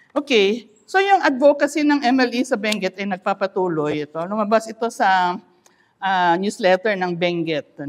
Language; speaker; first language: Filipino; non-native, local second language; Iloko